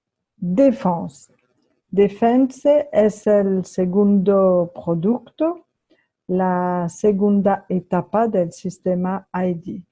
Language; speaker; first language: Spanish; non-native, fluent; French